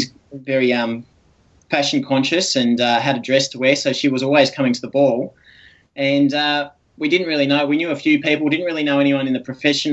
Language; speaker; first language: English; native; English